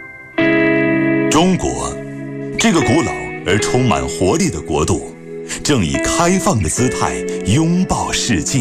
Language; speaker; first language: Chinese; native; Chinese